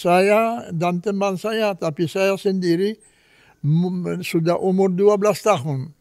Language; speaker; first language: Indonesian; non-native, fluent; Polish